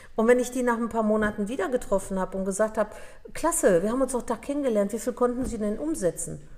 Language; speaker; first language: German; early bilingual, other home language; Polish